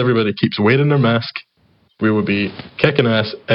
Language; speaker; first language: English; native; English